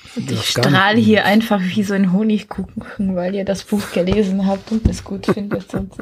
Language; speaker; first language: German; non-native, fluent; Czech